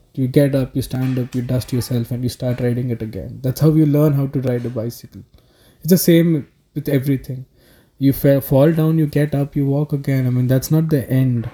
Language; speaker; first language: English; non-native, local second language; Telugu